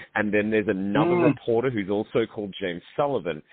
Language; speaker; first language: English; native; English